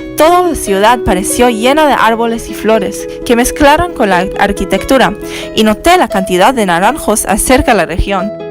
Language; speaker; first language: Spanish; non-native, learner; English